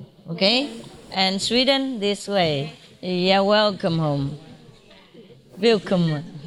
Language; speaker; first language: English; non-native, fluent; Vietnamese